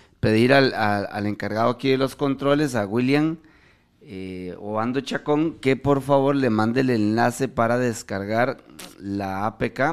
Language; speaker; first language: Spanish; native; Spanish